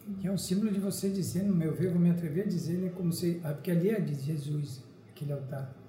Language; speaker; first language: Portuguese; native; Portuguese